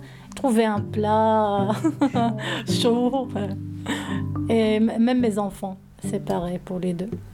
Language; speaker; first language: French; non-native, learner; Arabic